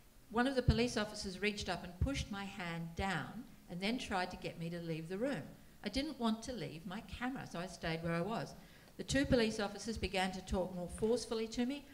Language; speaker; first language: English; native; English